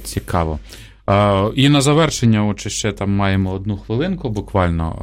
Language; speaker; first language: Polish; non-native, learner; Ukrainian